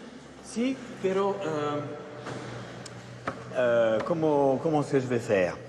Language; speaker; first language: French; native; French